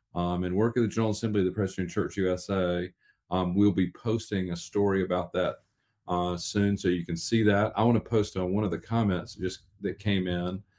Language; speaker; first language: English; native; English